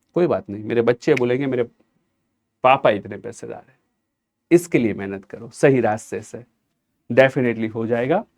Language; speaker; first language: Hindi; non-native, local second language; Gujarati